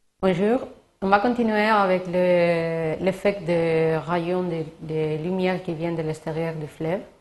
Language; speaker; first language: French; non-native, learner; Spanish